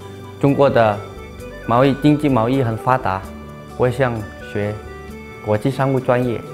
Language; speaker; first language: Chinese; non-native, fluent; Indonesian